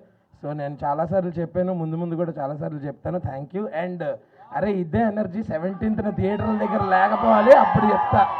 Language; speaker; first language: Telugu; native; Telugu